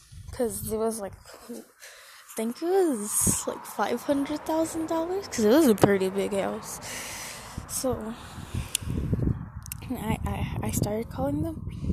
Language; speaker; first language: English; early bilingual, other home language; Spanish